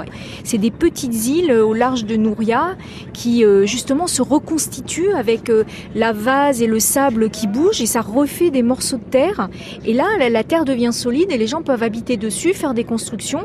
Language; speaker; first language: French; native; French